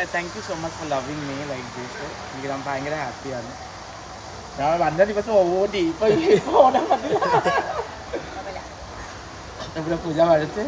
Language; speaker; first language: Malayalam; non-native, learner; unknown